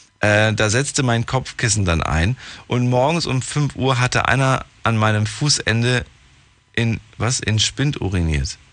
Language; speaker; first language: German; native; German